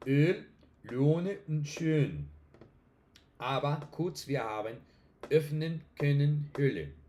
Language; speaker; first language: German; non-native, learner; Spanish